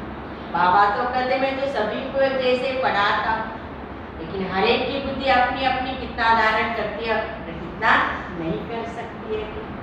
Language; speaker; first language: Hindi; non-native, local second language; Marathi